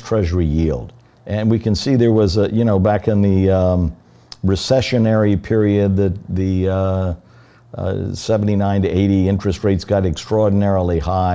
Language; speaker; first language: English; native; English